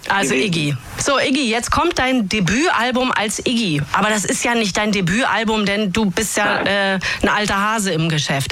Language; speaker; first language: German; native; German